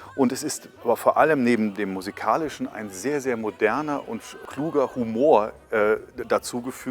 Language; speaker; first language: German; native; German